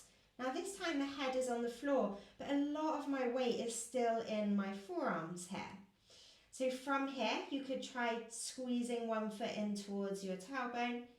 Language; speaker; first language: English; native; English